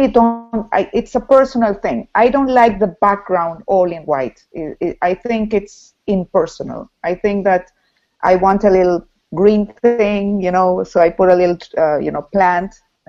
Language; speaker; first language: English; non-native, fluent; Spanish